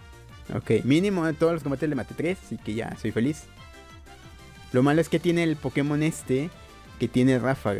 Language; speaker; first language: Spanish; native; Spanish